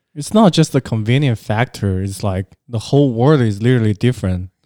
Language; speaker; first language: English; non-native, fluent; Chinese